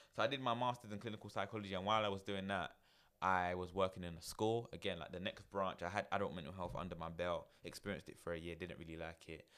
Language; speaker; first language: English; native; English